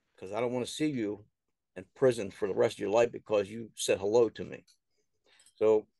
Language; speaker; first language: English; native; English